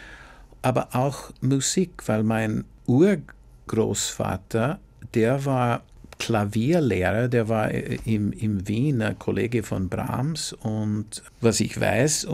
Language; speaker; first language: German; non-native, fluent; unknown